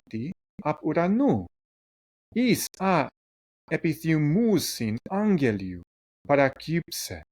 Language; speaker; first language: Greek; non-native, fluent; English